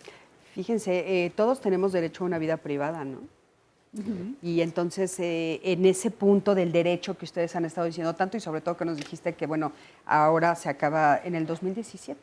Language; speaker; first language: Spanish; native; Spanish